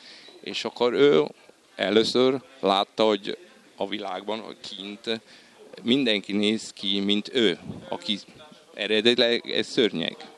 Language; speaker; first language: Hungarian; non-native, fluent; Italian